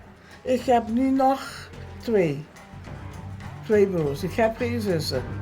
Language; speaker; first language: Dutch; non-native, local second language; Papiamento